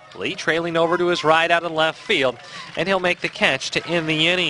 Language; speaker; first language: English; native; English